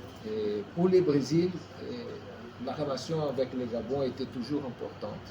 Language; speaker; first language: French; non-native, fluent; Portuguese